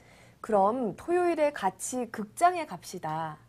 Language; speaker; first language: Korean; native; Korean